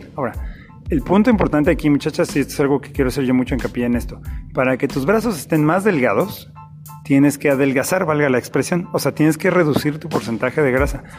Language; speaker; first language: Spanish; native; Spanish